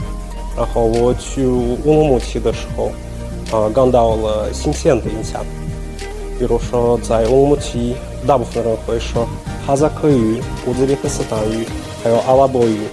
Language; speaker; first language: Chinese; non-native, fluent; Russian